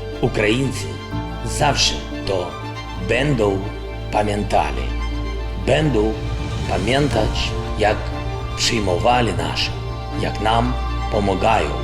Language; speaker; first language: Polish; non-native, learner; Ukrainian